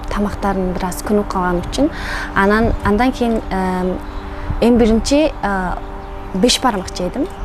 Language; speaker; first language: Kyrgyz; non-native, learner; Mongolian